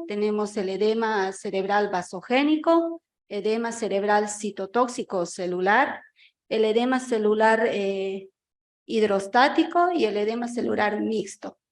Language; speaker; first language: Spanish; native; Spanish